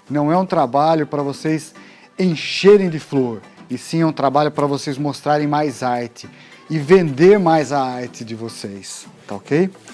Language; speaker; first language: Portuguese; native; Portuguese